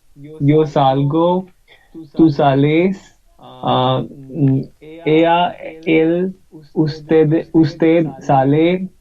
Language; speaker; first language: Spanish; non-native, learner; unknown